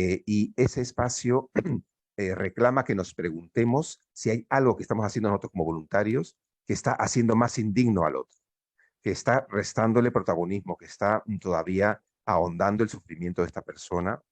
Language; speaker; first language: Spanish; native; Spanish